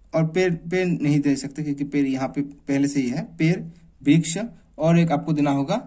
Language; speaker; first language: Hindi; non-native, local second language; Assamese